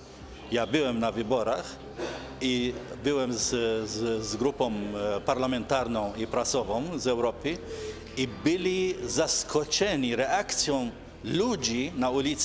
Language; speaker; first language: Polish; non-native, fluent; Arabic